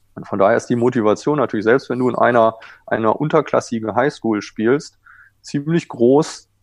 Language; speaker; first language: German; native; German